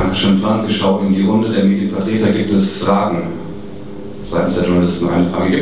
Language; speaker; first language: German; native; German